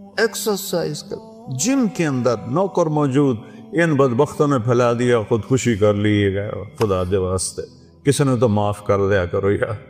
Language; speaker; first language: Urdu; non-native, local second language; Saraiki